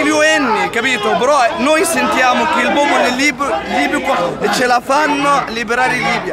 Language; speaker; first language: Italian; non-native, learner; Arabic